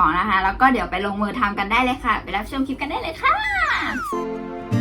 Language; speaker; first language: Thai; native; Thai